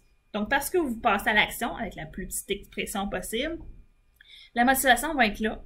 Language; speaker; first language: French; native; French